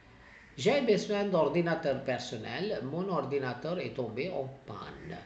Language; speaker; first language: French; non-native, fluent; Tamil